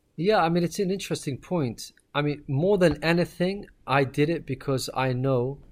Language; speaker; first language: English; native; English